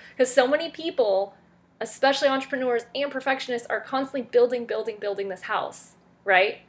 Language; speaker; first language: English; early bilingual, other home language; French